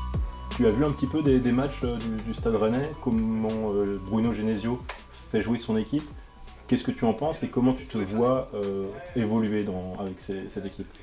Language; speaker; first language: French; native; French